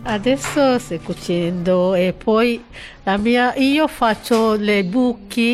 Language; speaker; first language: Italian; non-native, learner; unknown